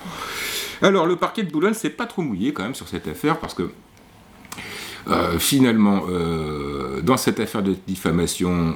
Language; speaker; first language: French; native; French